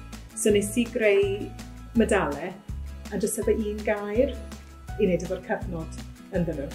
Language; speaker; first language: Welsh; native; Welsh